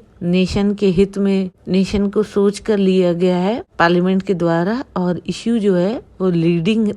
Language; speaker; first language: Hindi; native; Hindi